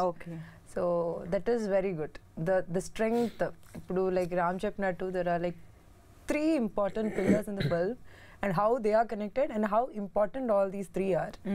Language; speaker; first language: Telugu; non-native, fluent; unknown